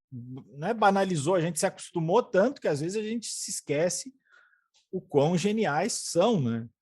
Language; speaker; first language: Portuguese; native; Portuguese